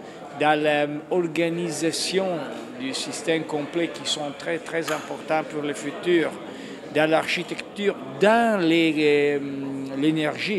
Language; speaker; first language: French; non-native, fluent; Italian